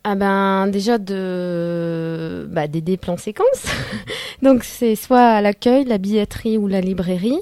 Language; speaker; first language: French; native; French